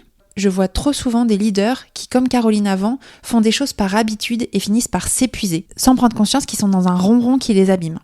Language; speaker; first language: French; native; French